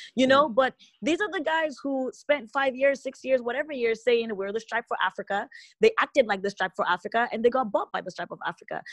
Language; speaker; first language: English; non-native, local second language; Igbo